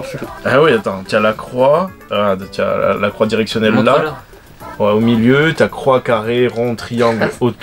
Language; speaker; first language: French; native; French